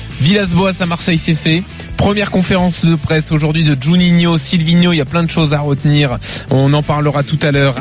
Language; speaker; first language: French; native; French